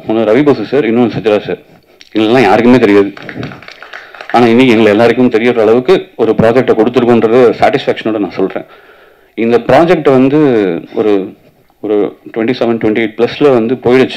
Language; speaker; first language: Tamil; native; Tamil